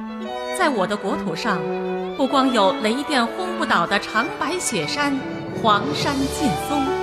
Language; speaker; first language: Chinese; native; Chinese